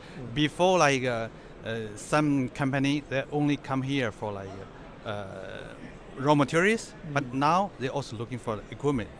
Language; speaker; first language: English; non-native, fluent; Chinese